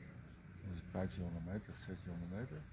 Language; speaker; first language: Dutch; native; Dutch